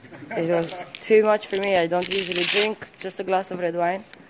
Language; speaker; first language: English; non-native, fluent; Romanian